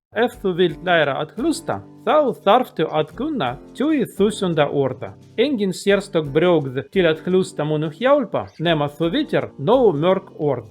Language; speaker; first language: Icelandic; non-native, learner; Russian